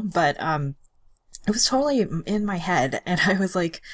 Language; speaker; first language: English; native; English